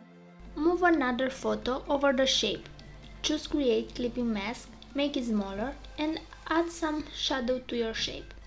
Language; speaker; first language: English; non-native, fluent; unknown